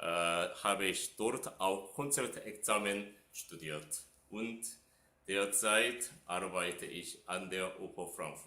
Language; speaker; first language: German; non-native, fluent; Korean